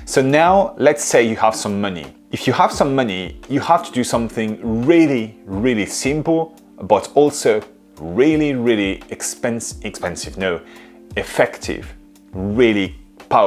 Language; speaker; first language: English; non-native, fluent; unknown